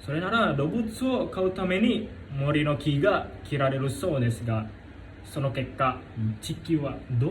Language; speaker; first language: Japanese; non-native, learner; Indonesian